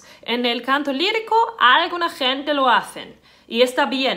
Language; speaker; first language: Spanish; non-native, fluent; German